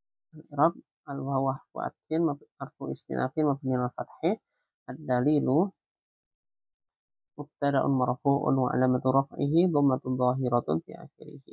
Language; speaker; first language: Arabic; non-native, fluent; Indonesian